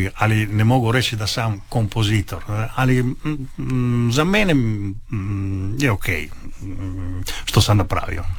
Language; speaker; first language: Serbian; early bilingual, heritage; Italian